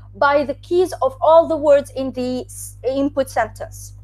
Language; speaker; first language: English; non-native, fluent; Arabic